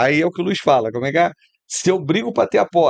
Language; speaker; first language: Portuguese; native; Portuguese